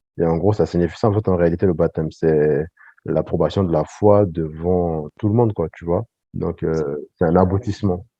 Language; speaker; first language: French; early bilingual, other home language; Sango